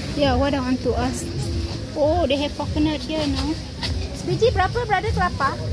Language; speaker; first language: English; non-native, local second language; Malay